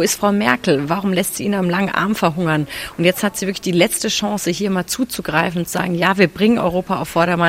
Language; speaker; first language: German; native; German